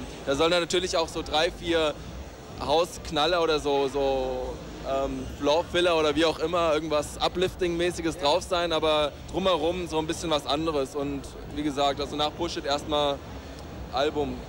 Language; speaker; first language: German; native; German